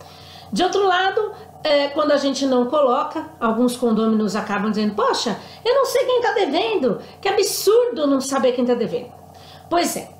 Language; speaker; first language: Portuguese; native; Portuguese